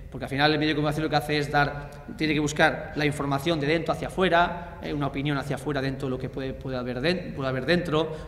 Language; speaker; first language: Spanish; native; Spanish